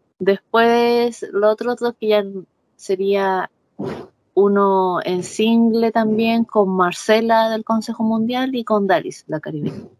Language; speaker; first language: Spanish; native; Spanish